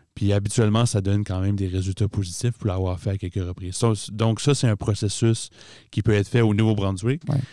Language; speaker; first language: French; native; French